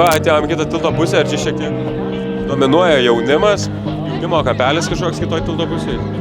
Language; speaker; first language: Lithuanian; native; Lithuanian